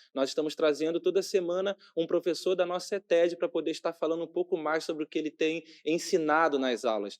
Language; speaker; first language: Portuguese; native; Portuguese